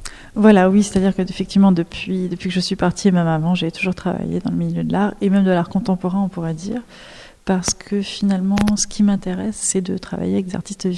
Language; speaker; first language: French; native; French